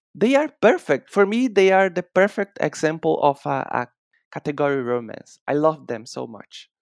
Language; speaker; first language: English; non-native, fluent; Portuguese